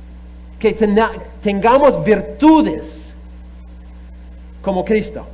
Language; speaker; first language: Spanish; non-native, fluent; English